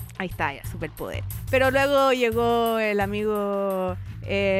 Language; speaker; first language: Spanish; native; Spanish